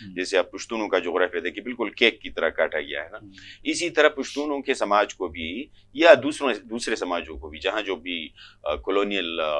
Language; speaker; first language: Urdu; non-native, local second language; Pashto